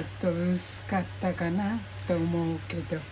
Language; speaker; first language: Japanese; native; Japanese